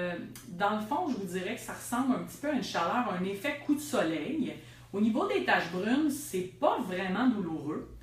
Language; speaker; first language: French; native; French